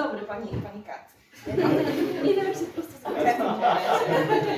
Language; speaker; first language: Polish; native; Polish